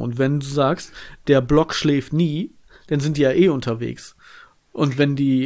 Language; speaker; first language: German; native; German